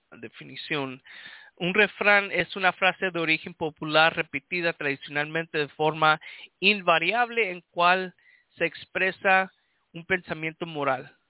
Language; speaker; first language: Spanish; early bilingual, heritage; Spanish